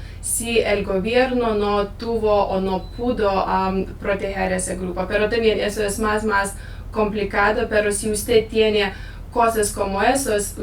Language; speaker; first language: Spanish; non-native, learner; Lithuanian